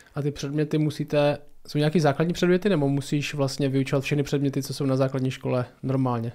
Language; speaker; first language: Czech; native; Czech